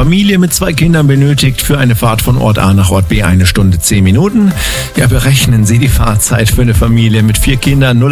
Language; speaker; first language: German; native; German